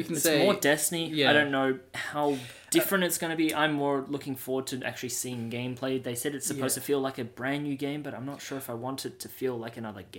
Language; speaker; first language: English; native; English